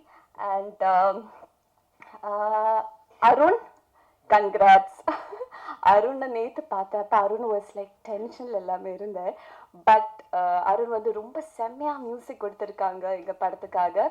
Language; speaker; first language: Tamil; non-native, fluent; Malayalam